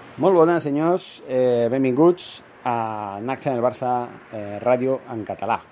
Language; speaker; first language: Catalan; non-native, local second language; Spanish